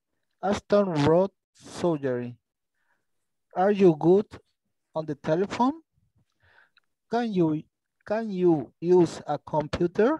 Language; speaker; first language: English; non-native, learner; Spanish